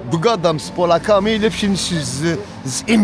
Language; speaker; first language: Polish; non-native, learner; Arabic